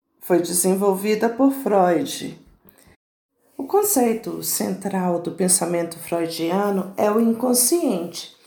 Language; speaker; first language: Portuguese; native; Portuguese